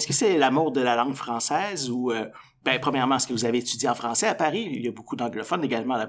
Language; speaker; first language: French; native; French